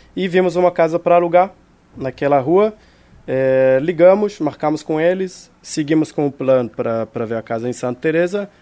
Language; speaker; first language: Portuguese; non-native, fluent; Hebrew